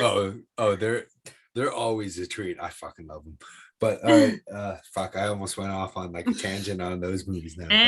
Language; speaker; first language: English; native; English